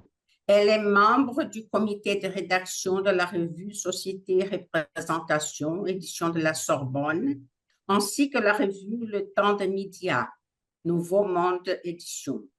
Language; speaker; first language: French; non-native, fluent; Portuguese